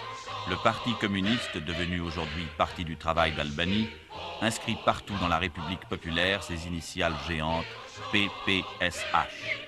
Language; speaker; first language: French; native; French